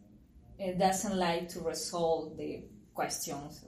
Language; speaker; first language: English; non-native, learner; Spanish